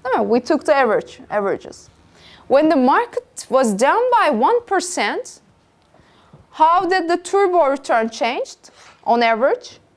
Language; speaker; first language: English; non-native, fluent; Turkish